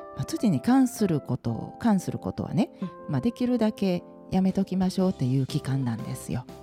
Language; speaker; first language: Japanese; native; Japanese